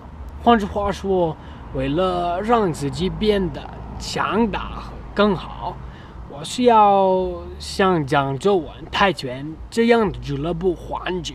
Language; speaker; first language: Chinese; non-native, fluent; English